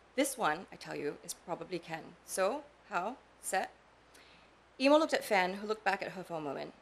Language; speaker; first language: English; native; English